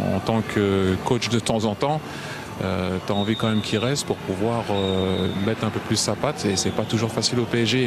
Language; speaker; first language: French; native; French